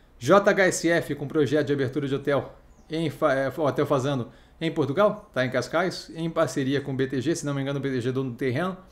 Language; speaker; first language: Portuguese; native; Portuguese